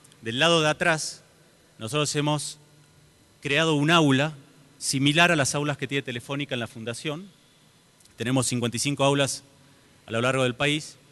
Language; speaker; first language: Spanish; native; Spanish